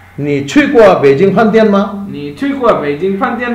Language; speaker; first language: Chinese; non-native, fluent; Bangla